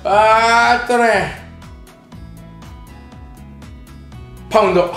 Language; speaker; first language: Japanese; native; Japanese